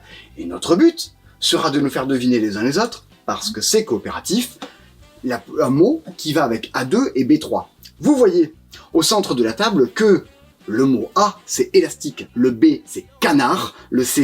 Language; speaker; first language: French; native; French